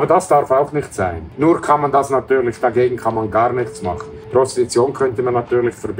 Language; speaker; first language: German; native; German